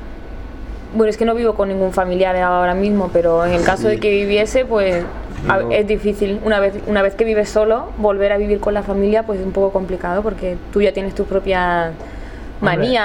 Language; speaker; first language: Spanish; native; Spanish